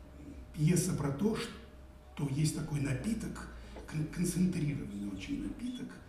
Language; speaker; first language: Russian; native; Russian